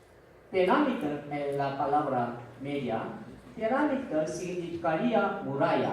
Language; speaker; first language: Spanish; non-native, fluent; Korean